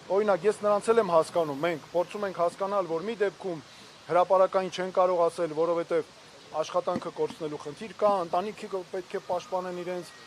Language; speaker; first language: Armenian; native; Armenian